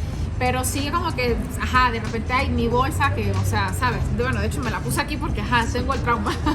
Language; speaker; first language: Spanish; native; Spanish